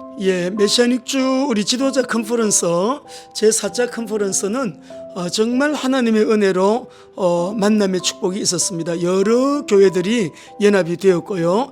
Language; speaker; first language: Korean; native; Korean